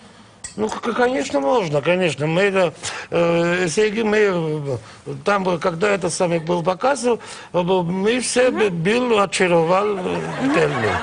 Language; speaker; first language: Russian; non-native, learner; Georgian